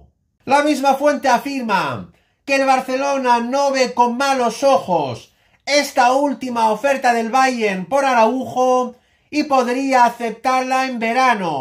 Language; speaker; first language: Spanish; native; Spanish